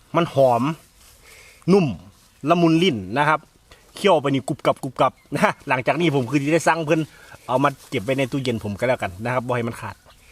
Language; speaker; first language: Thai; native; Thai